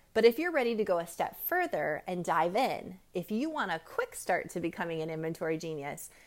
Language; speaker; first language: English; native; English